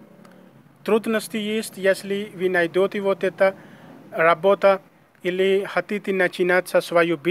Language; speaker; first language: Russian; non-native, learner; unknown